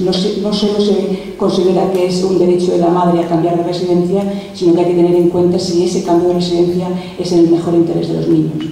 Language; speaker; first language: Spanish; native; Spanish